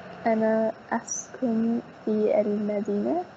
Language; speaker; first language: Arabic; non-native, learner; English